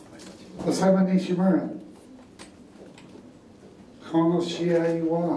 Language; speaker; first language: Japanese; non-native, learner; English